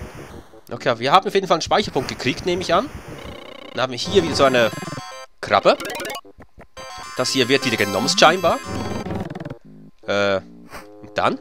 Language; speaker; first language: German; native; German